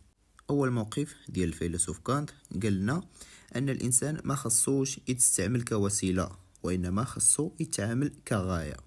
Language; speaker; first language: Arabic; native; Arabic